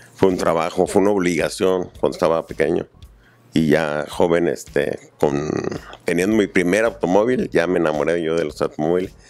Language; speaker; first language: Spanish; native; Spanish